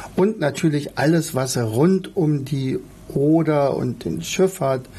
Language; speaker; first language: German; native; German